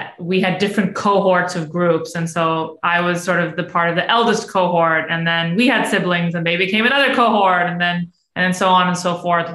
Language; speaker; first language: English; non-native, local second language; Urdu